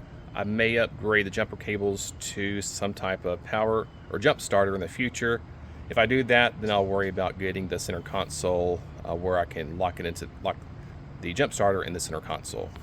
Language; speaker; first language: English; native; English